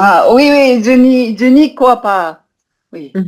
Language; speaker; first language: French; non-native, learner; Japanese